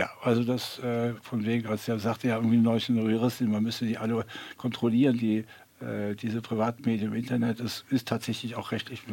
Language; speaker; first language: German; native; German